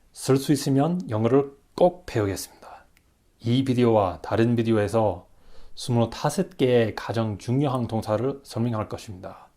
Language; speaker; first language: Korean; non-native, learner; English